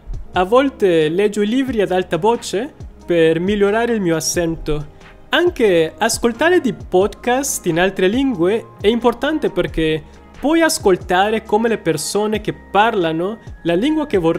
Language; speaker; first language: Italian; non-native, fluent; Spanish